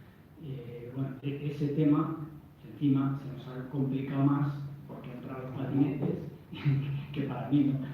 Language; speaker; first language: Spanish; native; Spanish